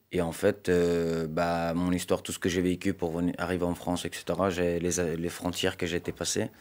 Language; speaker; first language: French; non-native, fluent; Persian